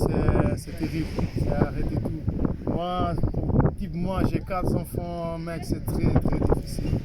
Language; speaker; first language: French; non-native, fluent; Kabuverdianu